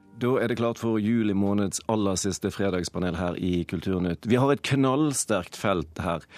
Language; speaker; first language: Norwegian; native; Norwegian